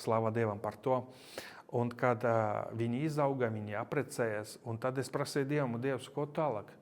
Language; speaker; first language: Latvian; non-native, local second language; Russian